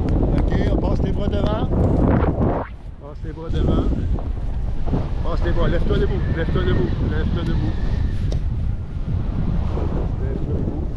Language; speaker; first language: French; native; French